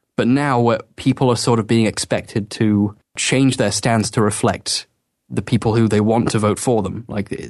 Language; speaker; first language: English; native; English